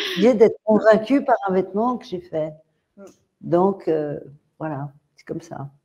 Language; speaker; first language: French; native; French